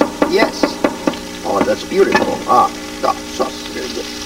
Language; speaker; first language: English; non-native, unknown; Italian